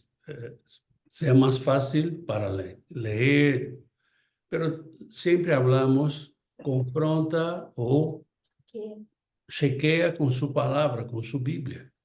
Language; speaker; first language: Spanish; non-native, fluent; Portuguese